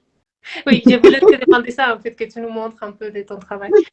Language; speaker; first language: French; non-native, fluent; Spanish